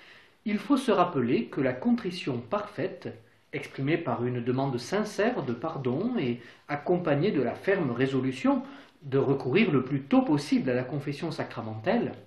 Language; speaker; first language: French; native; French